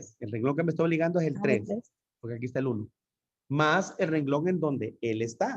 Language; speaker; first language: Spanish; native; Spanish